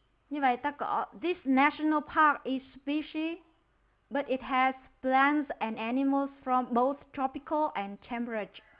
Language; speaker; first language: English; non-native, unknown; Vietnamese